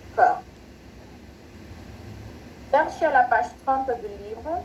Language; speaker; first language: French; non-native, fluent; Spanish